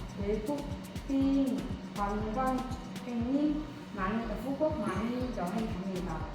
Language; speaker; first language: Korean; non-native, learner; Vietnamese